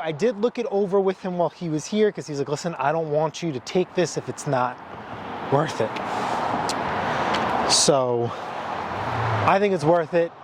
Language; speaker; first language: English; native; English